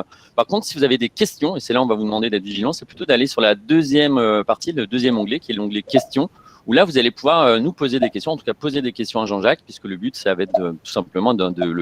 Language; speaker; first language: French; native; French